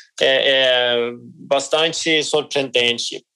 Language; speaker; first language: Portuguese; non-native, learner; Norwegian